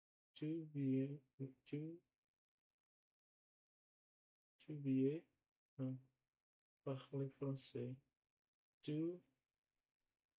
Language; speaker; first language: French; non-native, learner; Portuguese